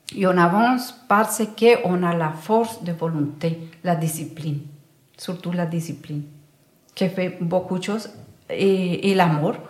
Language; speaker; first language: French; non-native, fluent; Spanish